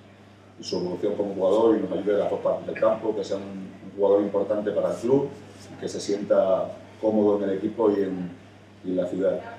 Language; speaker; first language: Spanish; native; Spanish